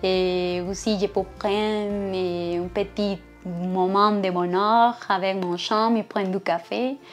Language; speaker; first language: French; non-native, learner; Spanish